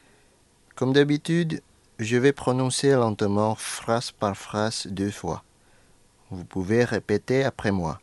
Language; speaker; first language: French; non-native, fluent; Indonesian